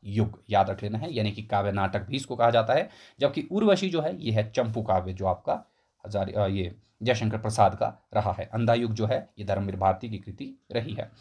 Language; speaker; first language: Hindi; native; Hindi